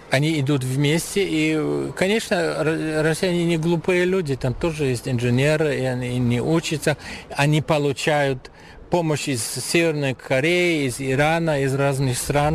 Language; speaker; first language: Russian; non-native, fluent; German